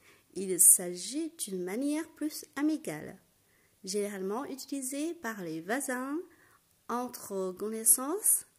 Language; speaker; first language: French; non-native, fluent; Chinese